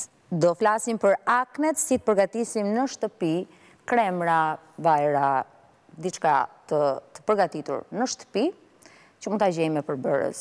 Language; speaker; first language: Albanian; native; Albanian